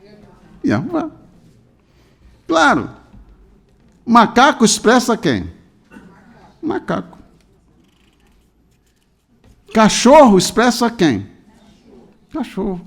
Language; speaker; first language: Portuguese; native; Portuguese